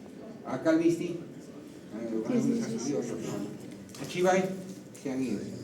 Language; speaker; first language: Spanish; native; Spanish